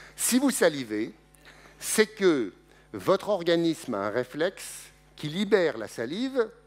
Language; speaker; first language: French; native; French